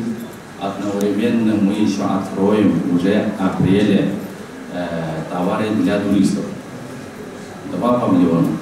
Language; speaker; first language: Russian; non-native, fluent; Chinese